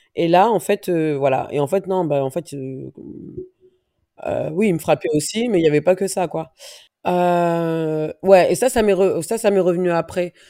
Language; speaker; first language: French; native; French